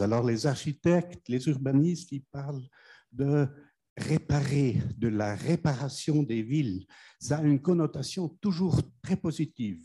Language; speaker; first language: French; non-native, fluent; German